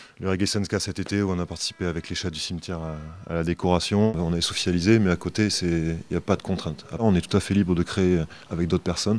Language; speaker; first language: French; native; French